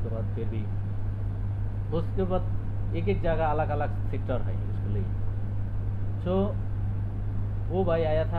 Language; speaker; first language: Hindi; non-native, learner; Bangla